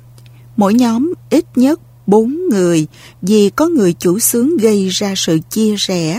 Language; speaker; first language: Vietnamese; native; Vietnamese